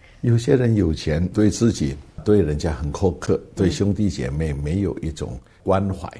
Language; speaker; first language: Chinese; early bilingual, heritage; Hakka Chinese